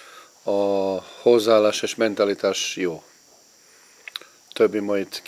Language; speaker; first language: Hungarian; non-native, fluent; Serbian